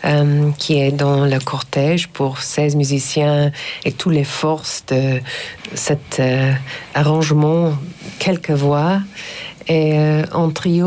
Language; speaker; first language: French; non-native, fluent; English